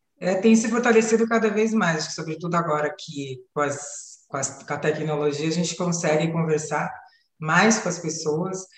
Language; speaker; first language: Portuguese; native; Portuguese